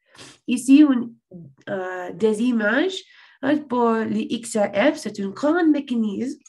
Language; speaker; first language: French; non-native, learner; English